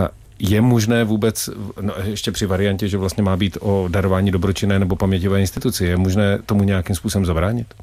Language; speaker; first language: Czech; native; Czech